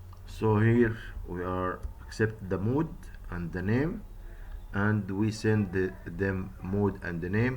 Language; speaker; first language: English; non-native, fluent; Arabic